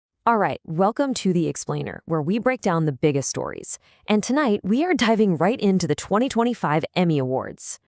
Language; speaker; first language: English; native; English